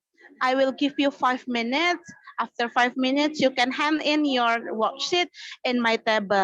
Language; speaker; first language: English; non-native, learner; Indonesian